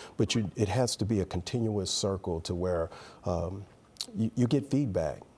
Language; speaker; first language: English; native; English